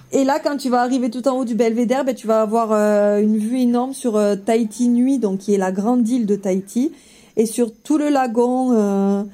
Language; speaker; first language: French; native; French